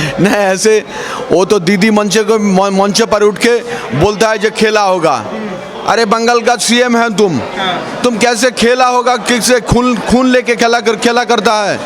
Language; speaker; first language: Hindi; non-native, local second language; Bangla